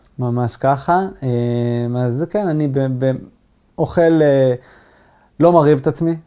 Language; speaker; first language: Hebrew; non-native, local second language; Arabic